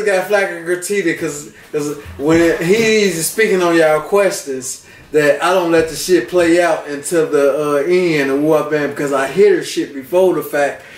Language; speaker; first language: English; native; English